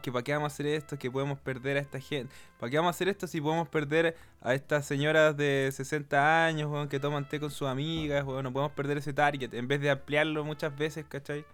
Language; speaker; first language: Spanish; native; Spanish